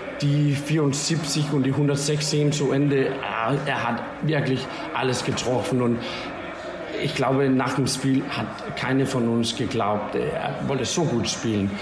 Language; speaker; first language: German; non-native, learner; Danish